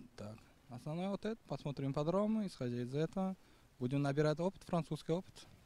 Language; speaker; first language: Russian; non-native, local second language; Uzbek